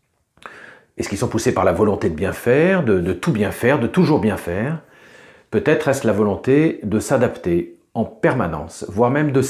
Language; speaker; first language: French; native; French